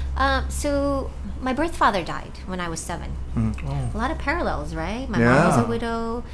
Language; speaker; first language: English; early bilingual, other home language; Cebuano